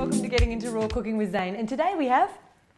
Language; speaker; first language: English; native; English